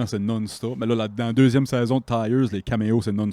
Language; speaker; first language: French; native; French